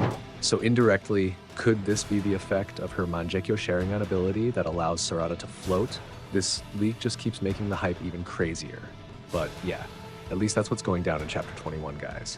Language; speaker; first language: English; non-native, fluent; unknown